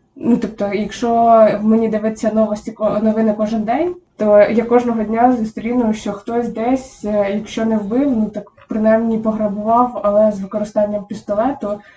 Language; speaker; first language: Ukrainian; native; Ukrainian